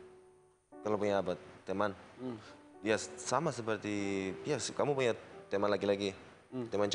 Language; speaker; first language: Indonesian; non-native, learner; Spanish